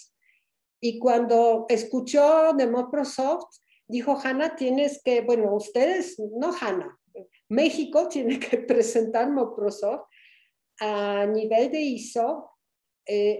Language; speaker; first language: Spanish; non-native, fluent; Polish